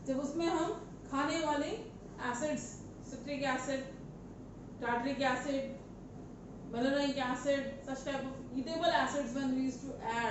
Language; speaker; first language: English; non-native, local second language; Hindi